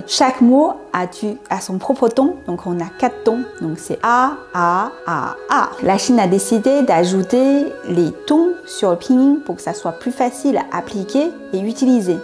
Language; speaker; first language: French; non-native, learner; Chinese